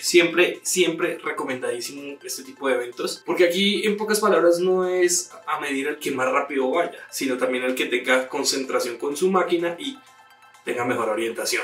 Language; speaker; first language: Spanish; native; Spanish